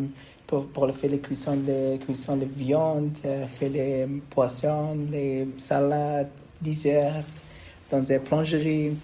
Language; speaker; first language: French; non-native, learner; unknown